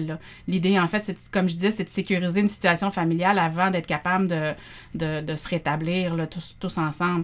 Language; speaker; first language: French; native; French